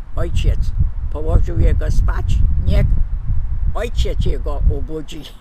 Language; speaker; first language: Polish; early bilingual, heritage; Polish